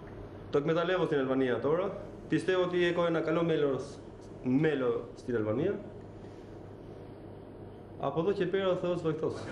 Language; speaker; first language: Greek; non-native, fluent; Albanian